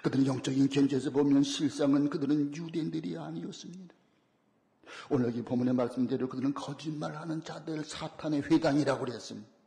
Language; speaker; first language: Korean; native; Korean